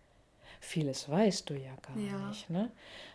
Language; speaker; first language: German; native; German